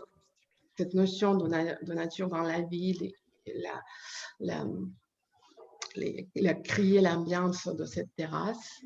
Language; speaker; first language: French; non-native, learner; Ukrainian